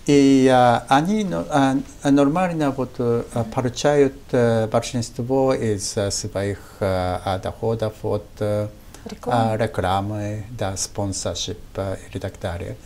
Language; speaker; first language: Russian; non-native, fluent; Japanese